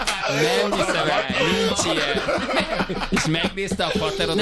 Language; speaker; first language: Hungarian; native; Hungarian